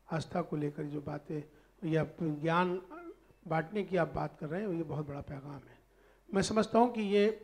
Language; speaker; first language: Hindi; native; Hindi